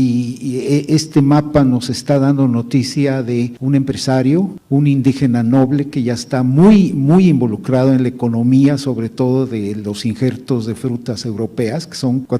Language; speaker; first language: Spanish; native; Spanish